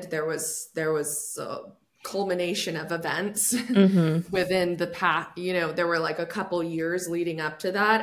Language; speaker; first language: English; native; English